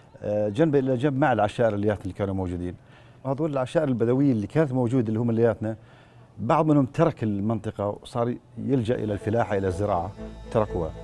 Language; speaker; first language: Arabic; native; Arabic